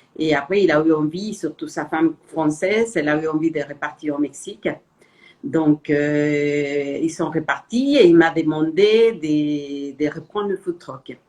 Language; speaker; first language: French; non-native, fluent; Spanish